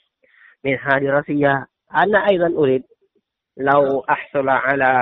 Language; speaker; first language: Arabic; non-native, fluent; Indonesian